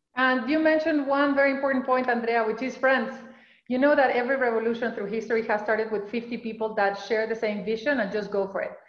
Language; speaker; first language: English; non-native, fluent; Spanish